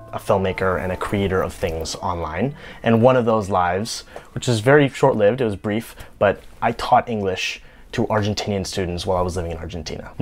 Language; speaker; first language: English; native; English